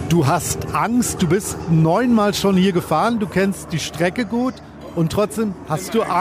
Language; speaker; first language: German; native; German